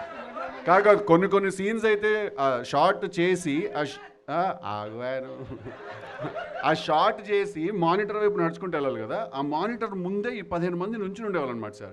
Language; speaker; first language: Telugu; native; Telugu